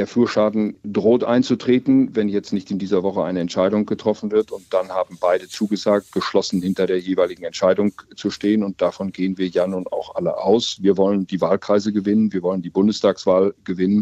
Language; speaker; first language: German; native; German